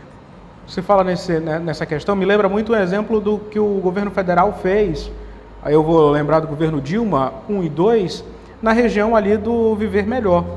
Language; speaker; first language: Portuguese; native; Portuguese